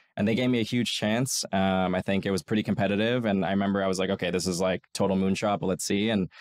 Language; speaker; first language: English; native; English